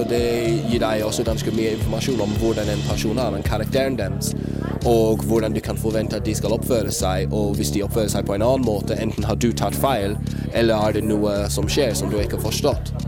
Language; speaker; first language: Norwegian; non-native, fluent; English